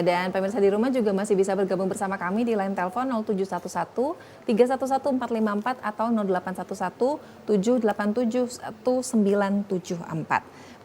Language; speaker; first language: Indonesian; native; Indonesian